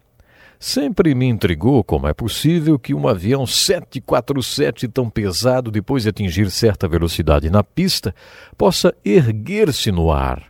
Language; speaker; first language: Portuguese; native; Portuguese